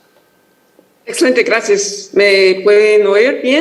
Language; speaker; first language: Spanish; non-native, fluent; English